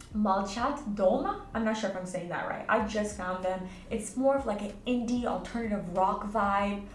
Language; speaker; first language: English; native; English